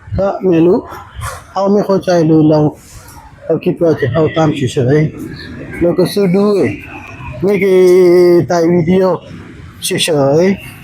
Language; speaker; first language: Thai; native; Thai